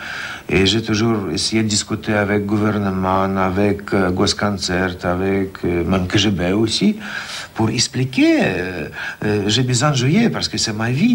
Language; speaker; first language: French; non-native, learner; Russian